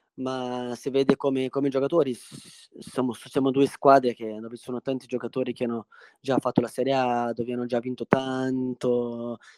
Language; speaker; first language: Italian; non-native, fluent; Portuguese